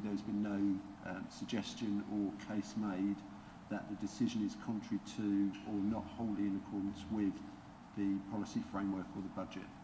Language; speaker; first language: English; native; English